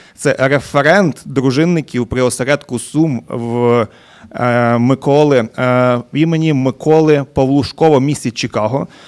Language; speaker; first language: Ukrainian; native; Ukrainian